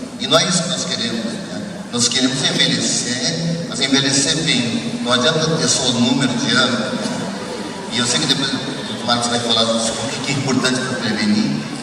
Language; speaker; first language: Portuguese; early bilingual, other home language; Japanese